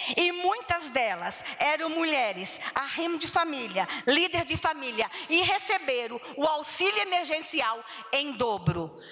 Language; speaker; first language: Portuguese; native; Portuguese